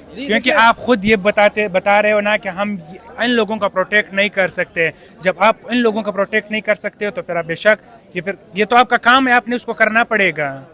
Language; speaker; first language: Urdu; non-native, local second language; Pashto